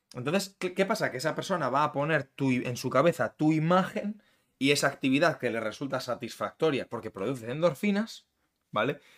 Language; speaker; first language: Spanish; native; Spanish